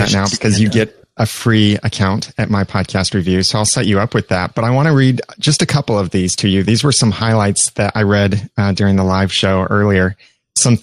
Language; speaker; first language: English; native; English